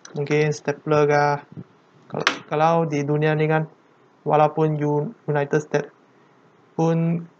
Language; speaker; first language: Malay; non-native, local second language; Chinese